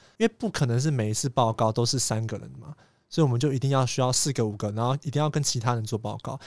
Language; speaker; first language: Chinese; native; Chinese